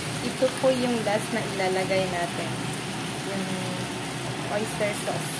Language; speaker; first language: Filipino; native; Filipino